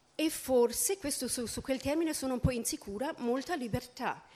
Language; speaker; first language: Italian; non-native, fluent; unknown